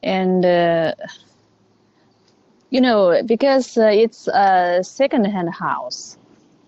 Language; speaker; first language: English; non-native, learner; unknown